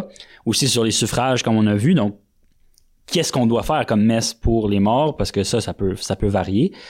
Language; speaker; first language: French; native; French